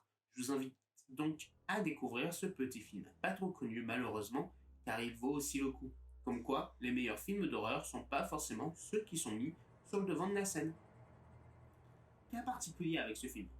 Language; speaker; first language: French; native; French